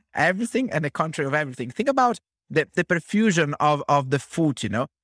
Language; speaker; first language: English; non-native, fluent; Italian